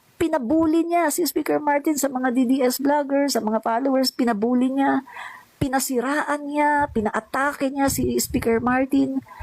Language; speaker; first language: Filipino; non-native, local second language; Cebuano